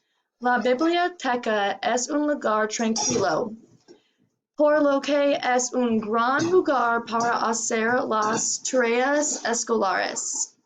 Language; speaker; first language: Spanish; non-native, learner; English